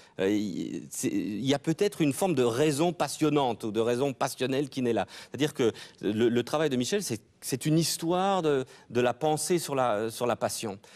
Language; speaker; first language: French; native; French